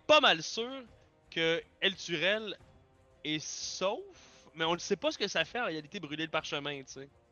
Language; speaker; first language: French; native; French